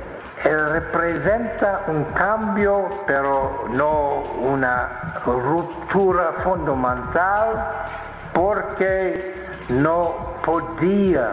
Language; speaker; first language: Spanish; non-native, fluent; English